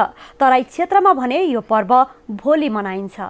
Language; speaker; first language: Nepali; native; Nepali